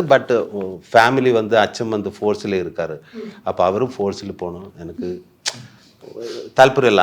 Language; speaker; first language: Tamil; non-native, learner; Malayalam